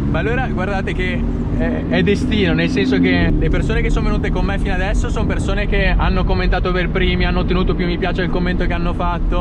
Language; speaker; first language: Italian; native; Italian